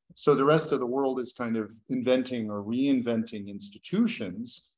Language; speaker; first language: English; native; English